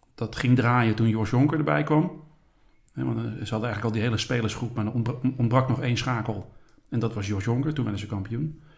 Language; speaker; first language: Dutch; native; Dutch